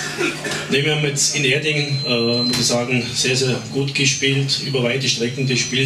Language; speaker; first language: German; native; German